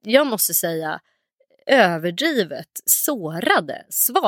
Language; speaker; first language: Swedish; native; Swedish